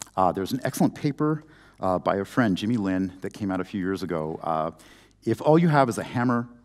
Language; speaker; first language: English; native; English